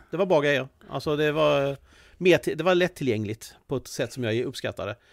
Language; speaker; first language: Swedish; native; Swedish